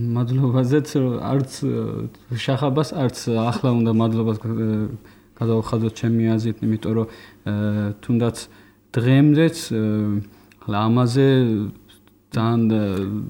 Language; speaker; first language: Georgian; early bilingual, heritage; Georgian